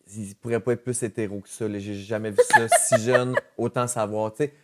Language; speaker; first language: French; native; French